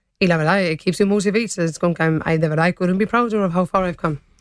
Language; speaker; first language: English; early bilingual, other home language; Spanish